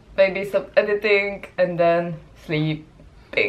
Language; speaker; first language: English; non-native, learner; Czech